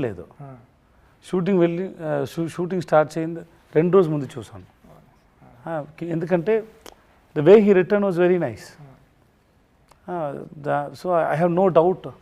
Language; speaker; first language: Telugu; non-native, learner; Tamil